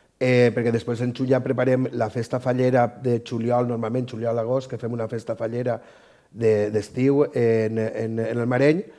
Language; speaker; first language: Catalan; native; Catalan